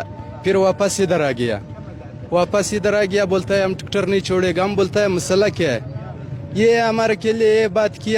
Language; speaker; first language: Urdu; non-native, learner; Pashto